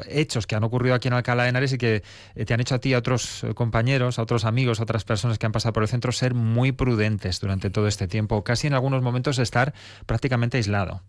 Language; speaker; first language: Spanish; native; Spanish